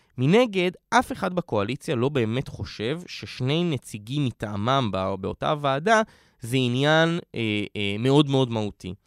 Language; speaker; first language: Hebrew; native; Hebrew